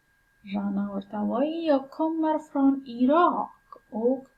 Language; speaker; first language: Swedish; non-native, fluent; Pashto